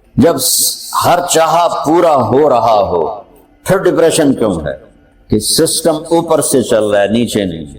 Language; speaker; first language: Urdu; non-native, local second language; Punjabi